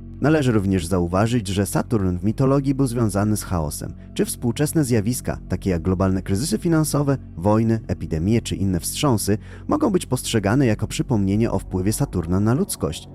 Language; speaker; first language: Polish; native; Polish